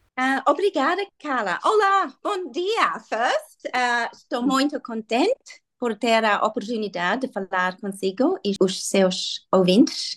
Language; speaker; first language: Portuguese; non-native, learner; English